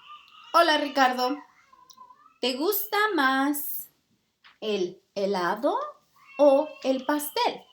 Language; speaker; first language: Spanish; early bilingual, heritage; Spanish